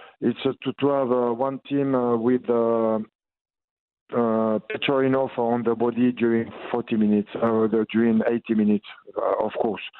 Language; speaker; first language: English; non-native, learner; French